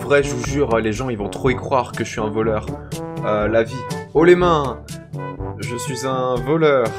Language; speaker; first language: French; native; French